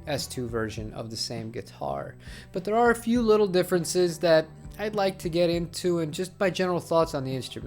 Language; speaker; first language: English; native; English